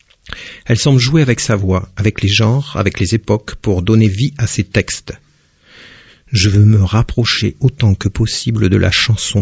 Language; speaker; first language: French; native; French